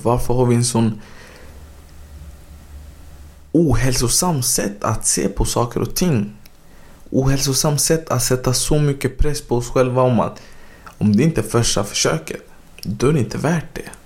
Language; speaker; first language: Swedish; early bilingual, other home language; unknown